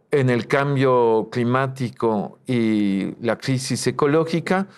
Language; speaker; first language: Spanish; non-native, fluent; French